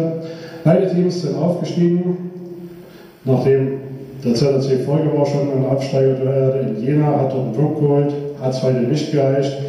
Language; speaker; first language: German; native; German